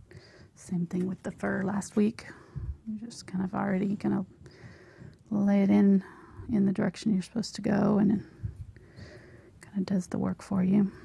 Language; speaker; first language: English; native; English